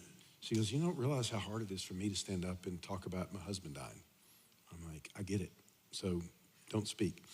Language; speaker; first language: English; native; English